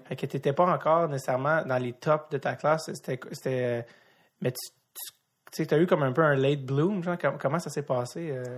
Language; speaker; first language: French; native; French